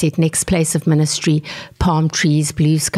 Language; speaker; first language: English; native; English